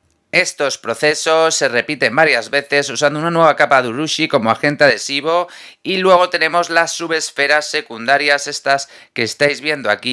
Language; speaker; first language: Spanish; native; Spanish